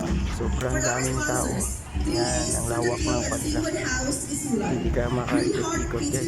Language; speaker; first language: Filipino; non-native, local second language; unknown